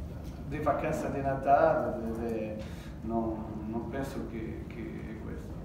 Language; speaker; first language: Italian; non-native, fluent; Portuguese